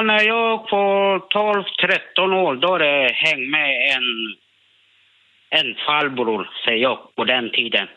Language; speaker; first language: Swedish; non-native, learner; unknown